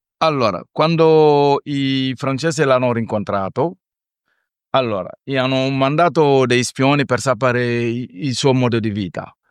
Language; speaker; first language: Italian; non-native, fluent; Wolof